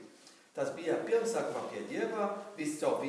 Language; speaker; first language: Latvian; non-native, learner; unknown